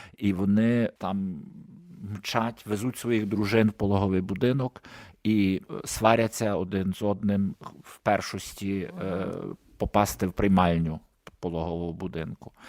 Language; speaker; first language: Ukrainian; native; Ukrainian